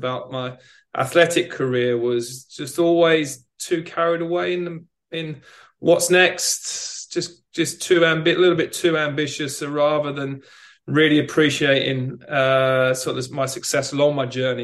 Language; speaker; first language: English; native; English